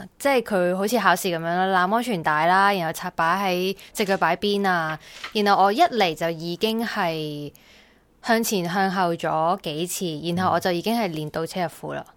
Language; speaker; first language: Cantonese; native; Cantonese